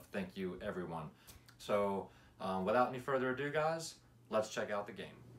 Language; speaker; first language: English; native; English